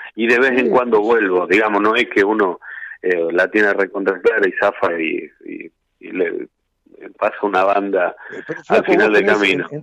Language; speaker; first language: Spanish; native; Spanish